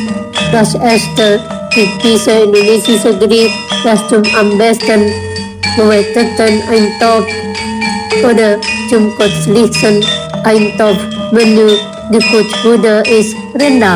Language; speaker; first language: German; non-native, fluent; Indonesian